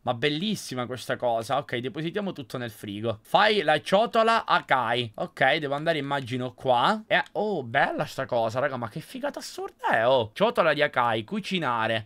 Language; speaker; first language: Italian; native; Italian